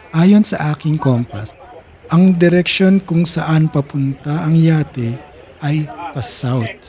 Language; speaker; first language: Filipino; native; Filipino